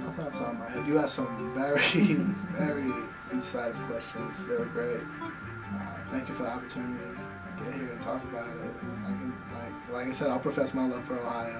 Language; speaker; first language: English; early bilingual, other home language; Spanish